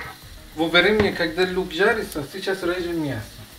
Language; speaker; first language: Russian; non-native, learner; Persian